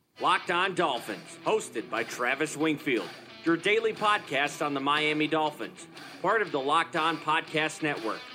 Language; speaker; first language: English; native; English